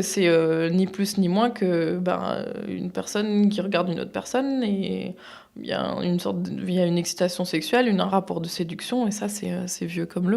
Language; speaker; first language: French; native; French